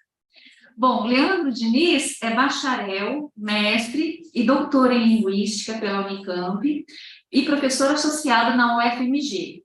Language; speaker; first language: Portuguese; native; Portuguese